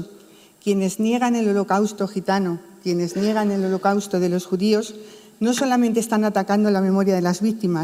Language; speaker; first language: Spanish; native; Spanish